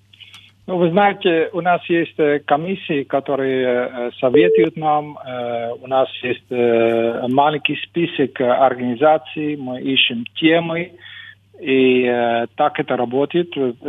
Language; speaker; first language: Ukrainian; non-native, learner; Dutch